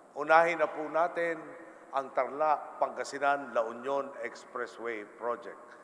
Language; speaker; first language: Filipino; native; Filipino